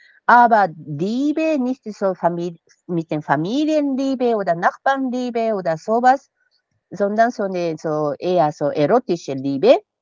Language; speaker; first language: German; non-native, fluent; Japanese